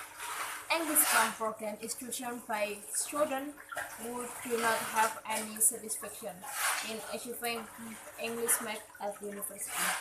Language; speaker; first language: English; non-native, learner; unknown